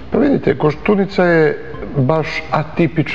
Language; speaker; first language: Serbian; native; Serbian